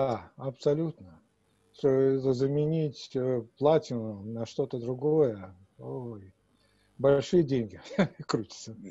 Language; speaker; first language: Russian; native; Russian